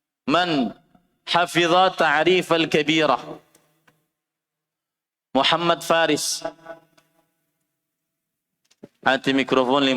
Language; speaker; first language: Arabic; non-native, fluent; Indonesian